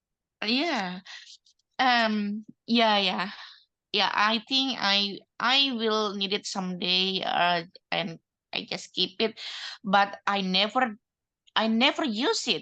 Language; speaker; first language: English; non-native, learner; Indonesian